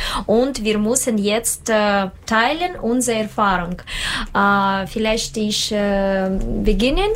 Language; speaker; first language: German; non-native, learner; Russian